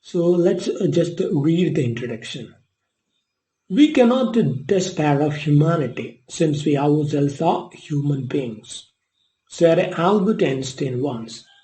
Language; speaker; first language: English; non-native, local second language; Malayalam